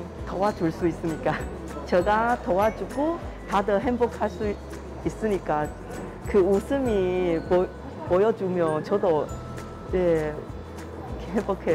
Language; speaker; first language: Korean; non-native, learner; Chinese